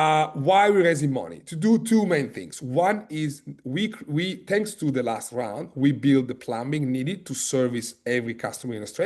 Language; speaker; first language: English; non-native, fluent; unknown